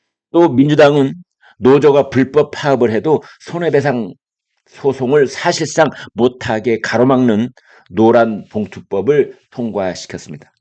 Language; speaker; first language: Korean; native; Korean